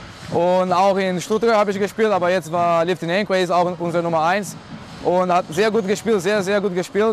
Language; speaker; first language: German; non-native, learner; Portuguese